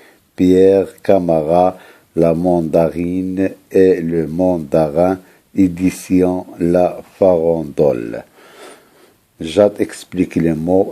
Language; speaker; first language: French; non-native, local second language; Arabic